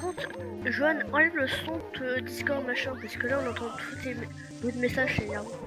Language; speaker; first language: French; native; French